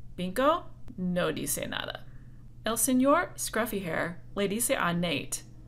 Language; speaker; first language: Spanish; non-native, fluent; English